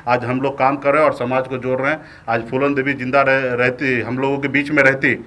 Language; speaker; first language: Hindi; native; Hindi